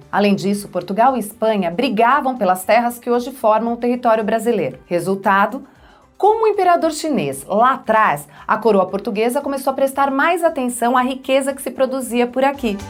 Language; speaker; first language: Portuguese; native; Portuguese